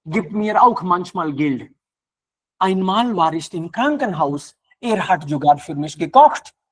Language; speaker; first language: German; non-native, learner; Hindi